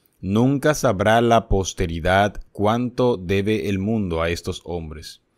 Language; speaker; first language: Spanish; native; Spanish